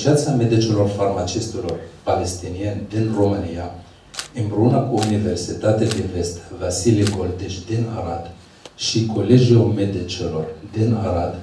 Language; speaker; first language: Romanian; non-native, fluent; Arabic